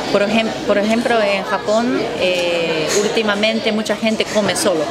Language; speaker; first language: Spanish; non-native, fluent; Japanese